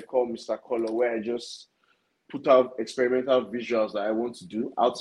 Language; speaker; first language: English; non-native, local second language; Yoruba